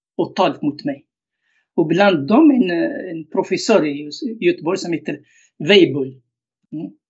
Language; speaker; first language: Swedish; non-native, fluent; Arabic